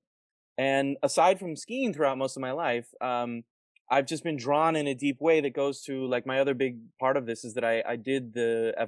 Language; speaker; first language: English; native; English